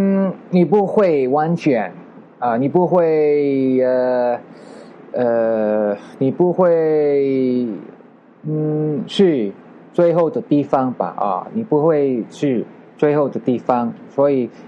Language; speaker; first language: Chinese; non-native, learner; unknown